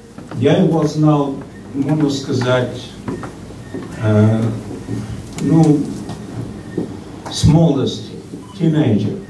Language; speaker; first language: Russian; early bilingual, heritage; Russian